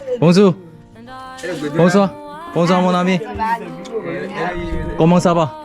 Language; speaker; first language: French; non-native, learner; Korean